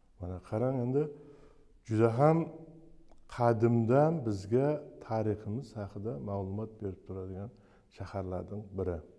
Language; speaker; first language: Uzbek; non-native, local second language; Kara-Kalpak